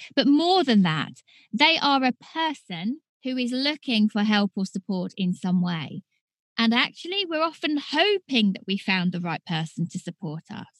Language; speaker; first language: English; native; English